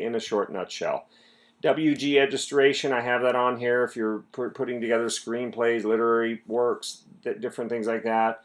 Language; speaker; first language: English; native; English